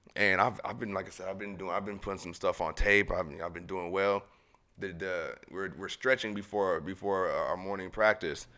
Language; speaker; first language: English; native; English